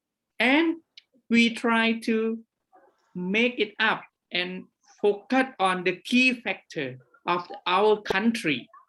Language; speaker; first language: English; non-native, fluent; Thai